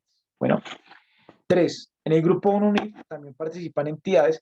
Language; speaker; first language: Spanish; native; Spanish